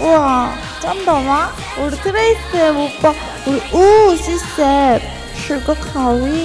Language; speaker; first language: Chinese; non-native, fluent; Korean